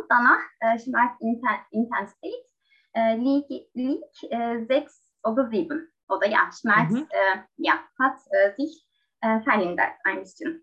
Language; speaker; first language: German; non-native, learner; Turkish